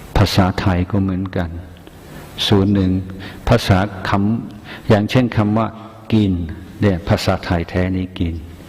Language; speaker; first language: Thai; non-native, fluent; English